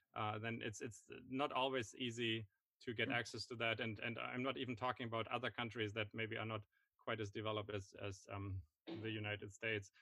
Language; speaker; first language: English; non-native, fluent; German